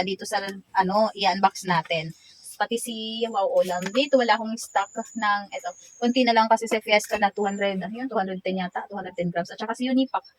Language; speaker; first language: Filipino; non-native, local second language; Waray